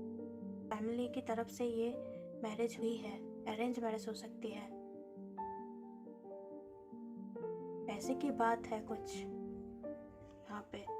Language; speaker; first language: Hindi; native; Hindi